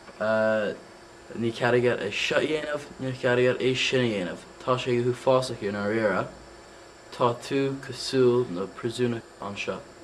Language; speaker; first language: Irish; non-native, local second language; English